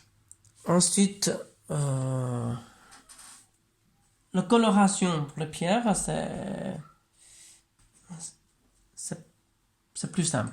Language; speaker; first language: French; non-native, learner; Chinese